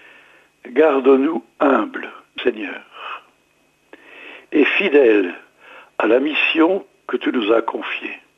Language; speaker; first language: French; native; French